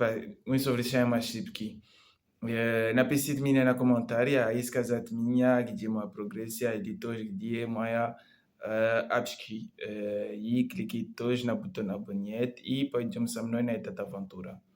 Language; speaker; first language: Russian; non-native, learner; Comorian